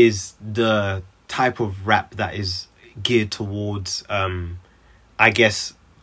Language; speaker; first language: English; native; English